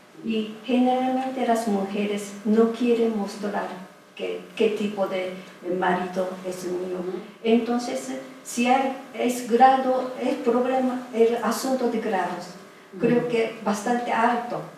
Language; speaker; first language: Spanish; non-native, fluent; Japanese